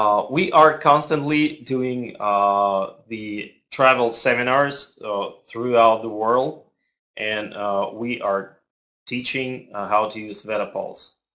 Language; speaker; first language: English; non-native, fluent; Russian